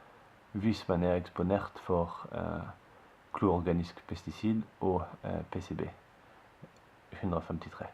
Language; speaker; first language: Norwegian; non-native, fluent; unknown